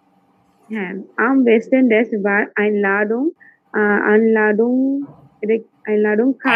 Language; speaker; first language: German; non-native, learner; Bangla